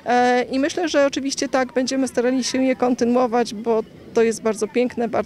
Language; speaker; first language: Polish; native; Polish